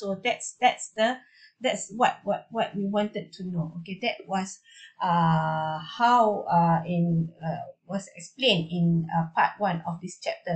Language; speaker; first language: English; non-native, local second language; Malay